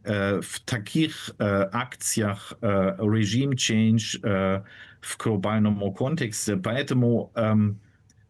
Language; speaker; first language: Russian; non-native, fluent; German